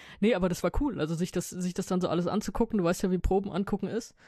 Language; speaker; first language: German; native; German